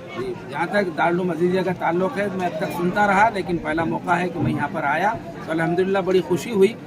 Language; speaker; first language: Urdu; native; Urdu